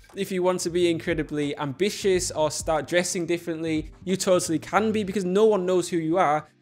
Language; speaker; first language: English; native; English